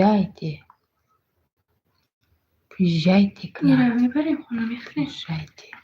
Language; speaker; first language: Russian; non-native, learner; Tajik